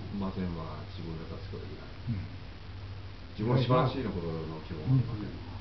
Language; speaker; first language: Japanese; non-native, learner; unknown